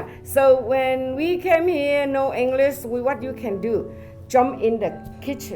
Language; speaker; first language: English; non-native, learner; Cantonese